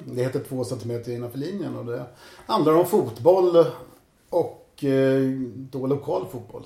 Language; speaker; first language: Swedish; native; Swedish